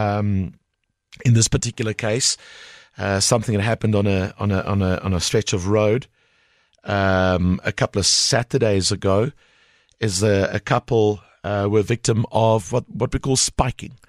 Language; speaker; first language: English; non-native, local second language; Afrikaans